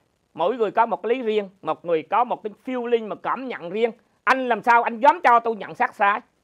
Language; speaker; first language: Vietnamese; native; Vietnamese